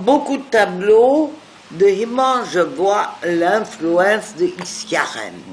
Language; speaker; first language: French; non-native, fluent; German